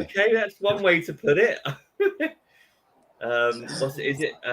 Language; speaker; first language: English; native; English